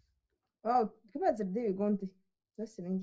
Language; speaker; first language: Latvian; non-native, local second language; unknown